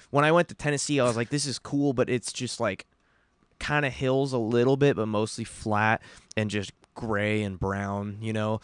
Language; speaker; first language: English; native; English